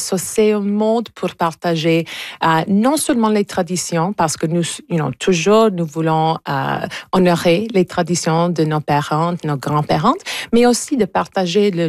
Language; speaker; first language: French; non-native, fluent; English